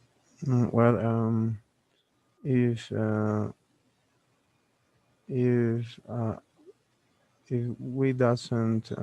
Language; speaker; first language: English; non-native, learner; Spanish